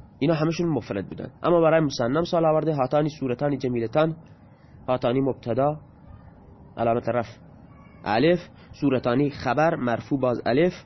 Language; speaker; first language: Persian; non-native, local second language; Baluchi